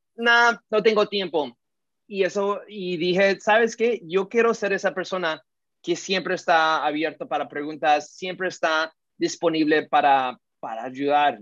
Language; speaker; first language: Spanish; early bilingual, heritage; Spanish